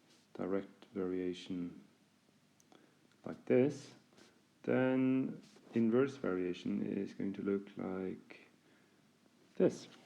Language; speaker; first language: English; non-native, fluent; Norwegian